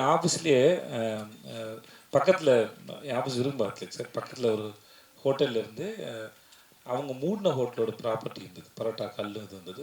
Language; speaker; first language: Tamil; native; Tamil